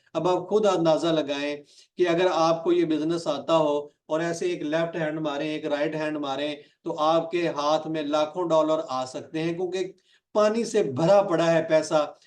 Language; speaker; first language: Urdu; non-native, local second language; Punjabi